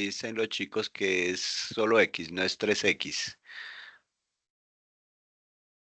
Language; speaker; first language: Spanish; native; Spanish